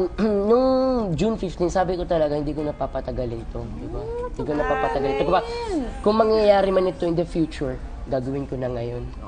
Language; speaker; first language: Filipino; native; Filipino